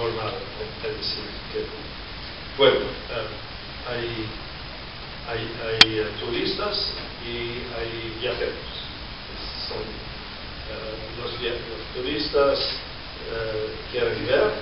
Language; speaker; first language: Spanish; non-native, learner; English